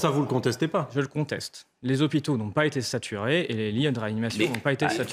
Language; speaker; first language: French; native; French